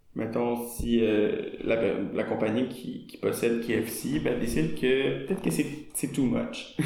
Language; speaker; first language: French; native; French